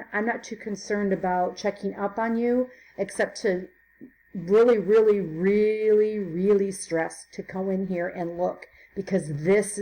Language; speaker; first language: English; native; English